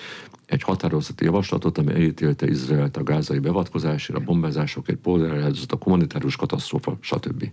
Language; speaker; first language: Hungarian; native; Hungarian